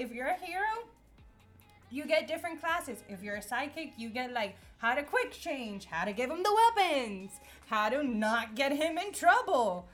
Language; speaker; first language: English; non-native, local second language; Spanish